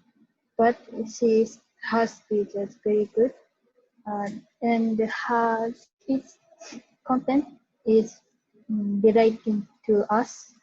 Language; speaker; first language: English; non-native, learner; Japanese